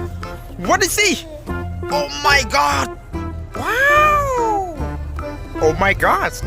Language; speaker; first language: English; non-native, learner; Khmer